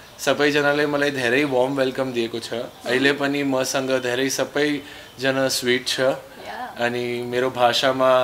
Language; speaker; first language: Nepali; non-native, learner; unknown